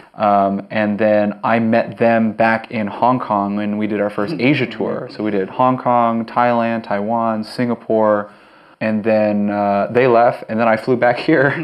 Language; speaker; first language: English; native; English